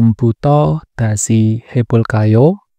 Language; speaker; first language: Korean; non-native, learner; Indonesian